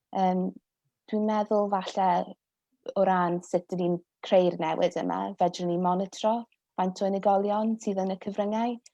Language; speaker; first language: Welsh; non-native, local second language; English